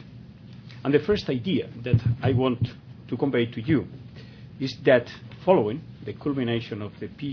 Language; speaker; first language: English; non-native, fluent; Spanish